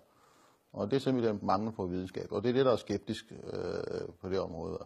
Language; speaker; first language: Danish; early bilingual, other home language; Turkish